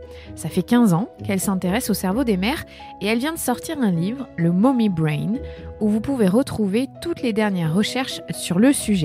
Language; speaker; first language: French; native; French